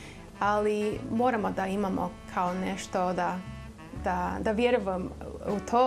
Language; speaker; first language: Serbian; early bilingual, heritage; Serbian